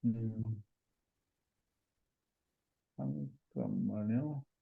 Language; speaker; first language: Korean; native; Korean